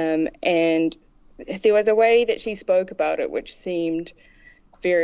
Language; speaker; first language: English; native; English